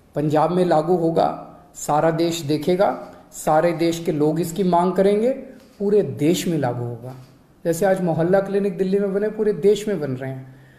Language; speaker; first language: Hindi; native; Hindi